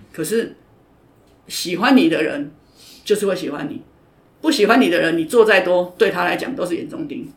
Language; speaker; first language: Chinese; native; Chinese